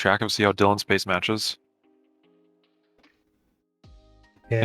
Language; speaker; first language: English; native; English